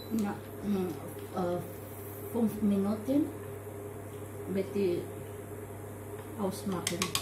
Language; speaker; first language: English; non-native, learner; Filipino